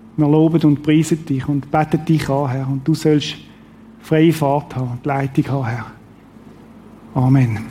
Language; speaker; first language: German; native; German